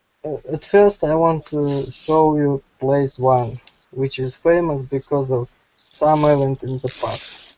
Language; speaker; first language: English; non-native, learner; Russian